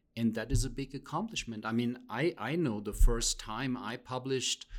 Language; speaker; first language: English; non-native, fluent; German